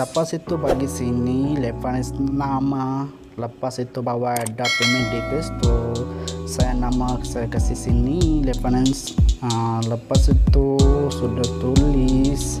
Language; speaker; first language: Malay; non-native, learner; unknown